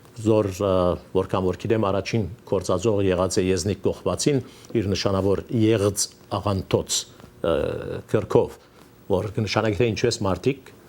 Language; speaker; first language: Armenian; early bilingual, heritage; Armenian